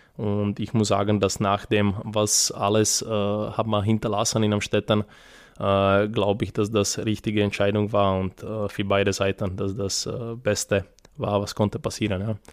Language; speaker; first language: German; non-native, fluent; Serbian